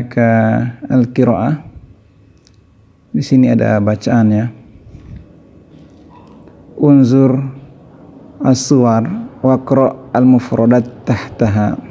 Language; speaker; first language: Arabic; non-native, fluent; Indonesian